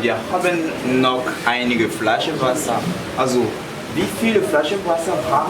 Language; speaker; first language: German; non-native, learner; French